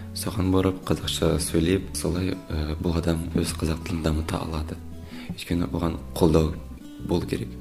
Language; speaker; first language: Kazakh; non-native, local second language; German